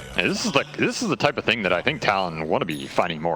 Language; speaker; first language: English; native; English